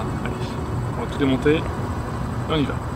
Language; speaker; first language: French; native; French